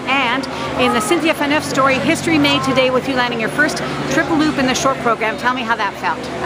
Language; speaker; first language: English; native; English